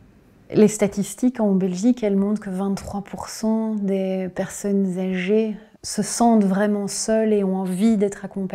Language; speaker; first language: French; native; French